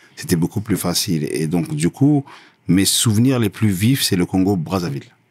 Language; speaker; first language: French; early bilingual, other home language; Lingala